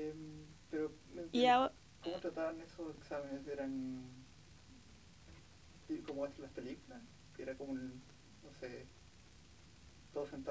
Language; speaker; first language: Spanish; non-native, learner; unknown